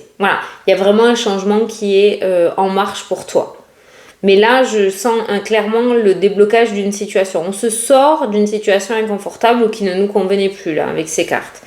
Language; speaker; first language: French; native; French